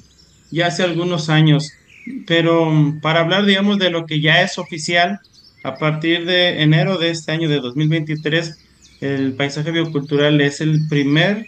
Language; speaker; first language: Spanish; native; Spanish